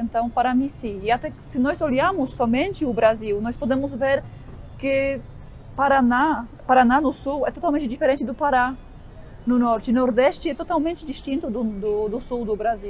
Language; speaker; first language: Portuguese; non-native, fluent; Polish